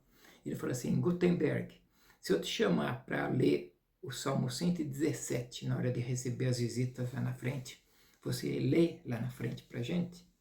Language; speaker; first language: Portuguese; native; Portuguese